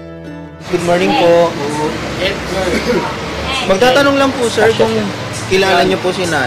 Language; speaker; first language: Filipino; native; Filipino